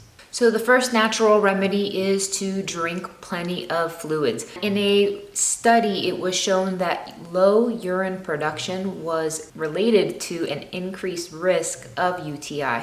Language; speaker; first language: English; native; English